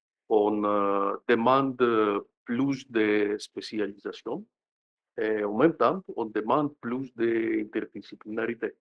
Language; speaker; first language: French; non-native, fluent; Greek